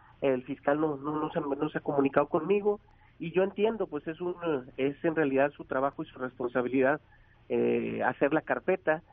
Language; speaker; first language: Spanish; native; Spanish